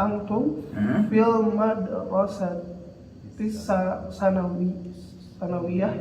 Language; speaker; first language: Arabic; non-native, learner; Indonesian